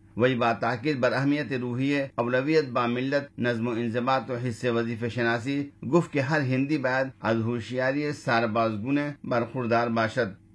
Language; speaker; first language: Persian; non-native, fluent; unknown